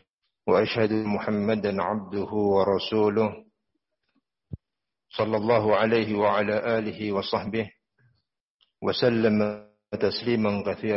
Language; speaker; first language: Arabic; non-native, fluent; Indonesian